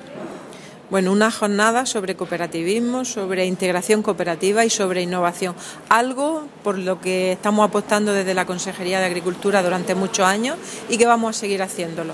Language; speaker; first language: Spanish; native; Spanish